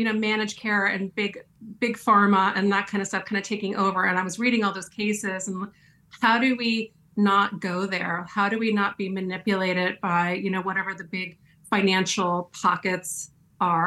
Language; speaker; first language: English; native; English